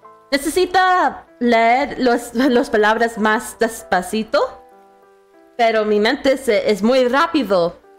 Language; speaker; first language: Spanish; non-native, learner; English